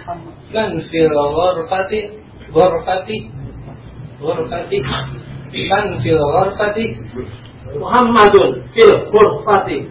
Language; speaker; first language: Arabic; non-native, learner; Indonesian